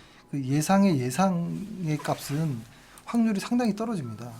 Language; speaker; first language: Korean; native; Korean